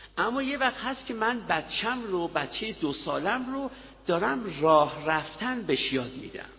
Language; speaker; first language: Persian; native; Persian